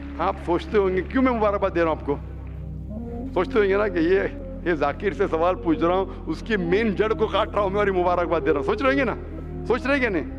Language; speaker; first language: Hindi; non-native, local second language; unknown